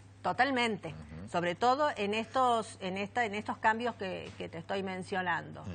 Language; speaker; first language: Spanish; native; Spanish